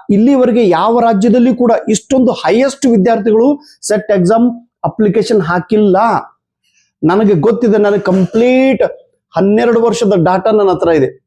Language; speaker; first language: Kannada; native; Kannada